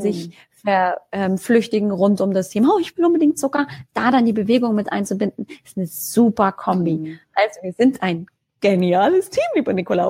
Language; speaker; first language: German; native; German